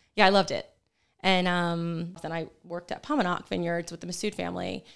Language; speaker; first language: English; early bilingual, other home language; Italian